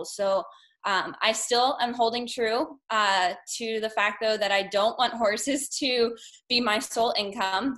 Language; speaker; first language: English; native; English